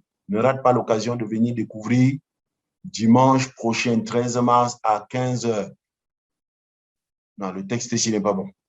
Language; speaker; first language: French; non-native, local second language; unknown